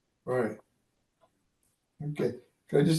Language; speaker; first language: English; native; English